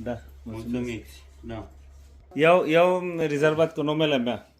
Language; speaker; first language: Romanian; non-native, learner; Bangla